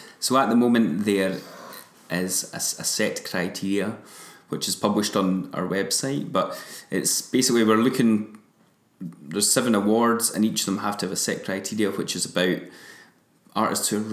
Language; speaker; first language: English; native; English